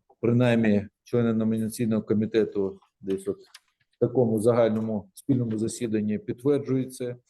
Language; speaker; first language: Ukrainian; native; Ukrainian